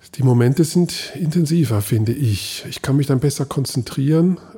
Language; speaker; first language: German; native; German